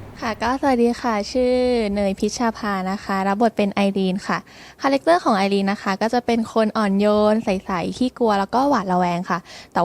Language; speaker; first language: Thai; native; Thai